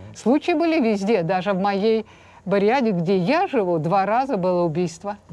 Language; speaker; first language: Russian; native; Russian